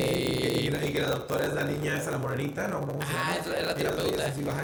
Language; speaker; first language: Spanish; native; Spanish